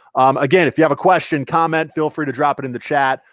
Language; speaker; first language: English; native; English